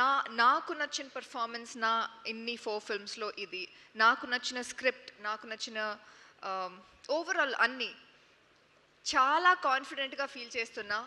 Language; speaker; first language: Telugu; non-native, local second language; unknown